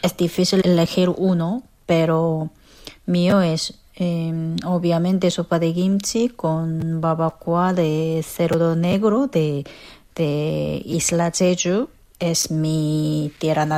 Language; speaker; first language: Spanish; non-native, learner; Korean